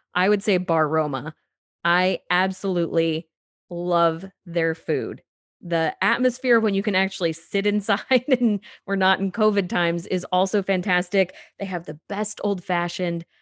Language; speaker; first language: English; native; English